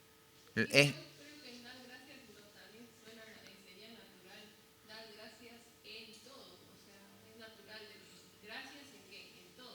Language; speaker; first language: Spanish; native; Spanish